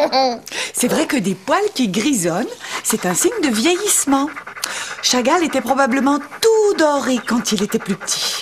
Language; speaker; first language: French; native; French